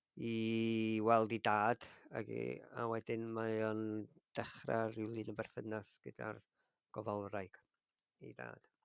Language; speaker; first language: Welsh; native; Welsh